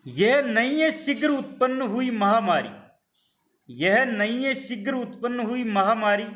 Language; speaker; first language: Hindi; native; Hindi